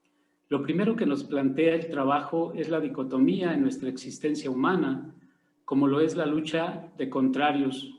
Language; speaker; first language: Spanish; native; Spanish